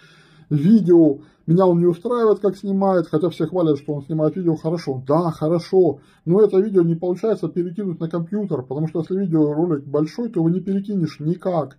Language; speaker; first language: Russian; native; Russian